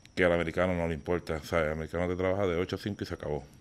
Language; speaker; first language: Spanish; native; Spanish